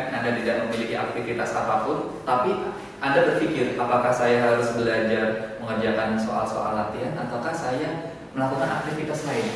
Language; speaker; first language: Indonesian; native; Indonesian